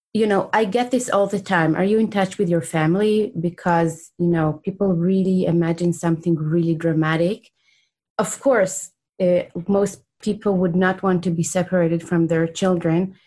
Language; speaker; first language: English; non-native, fluent; Hebrew